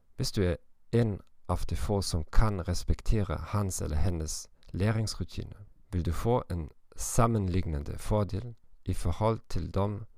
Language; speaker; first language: Norwegian; non-native, learner; German